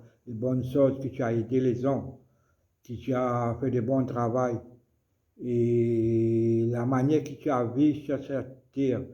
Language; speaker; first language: French; non-native, local second language; Morisyen